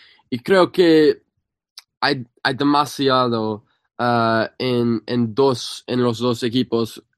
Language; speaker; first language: Spanish; non-native, fluent; English